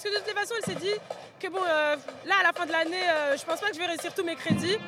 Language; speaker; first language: French; native; French